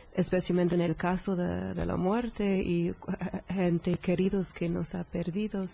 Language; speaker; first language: Spanish; non-native, fluent; English